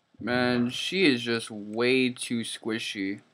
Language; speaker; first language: English; native; English